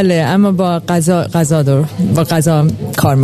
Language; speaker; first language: Persian; early bilingual, heritage; Persian